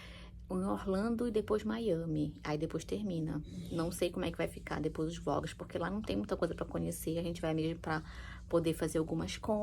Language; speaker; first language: Portuguese; native; Portuguese